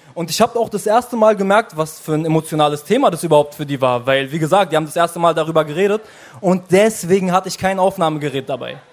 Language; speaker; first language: German; early bilingual, other home language; Arabic